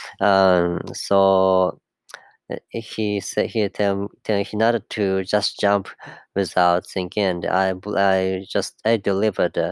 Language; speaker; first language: English; non-native, fluent; Japanese